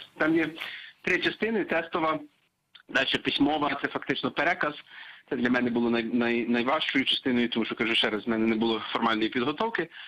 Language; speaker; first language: Ukrainian; non-native, fluent; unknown